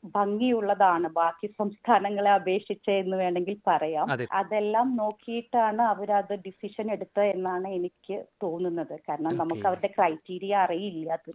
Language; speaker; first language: Malayalam; native; Malayalam